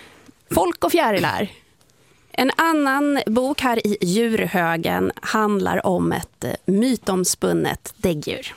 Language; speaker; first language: Swedish; native; Swedish